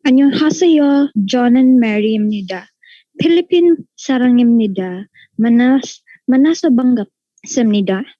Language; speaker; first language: Korean; non-native, learner; Filipino